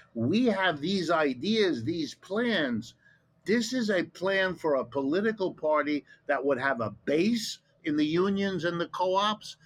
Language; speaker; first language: English; early bilingual, other home language; German